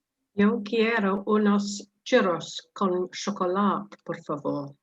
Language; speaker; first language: Spanish; non-native, learner; English